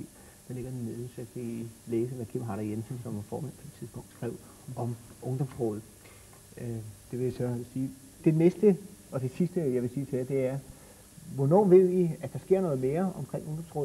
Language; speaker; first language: Danish; native; Danish